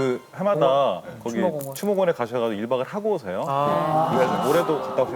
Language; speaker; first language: Korean; native; Korean